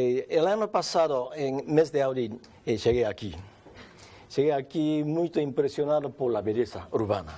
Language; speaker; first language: Portuguese; non-native, learner; Japanese